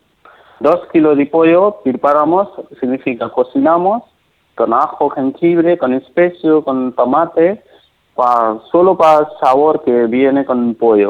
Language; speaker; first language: Spanish; non-native, learner; Nepali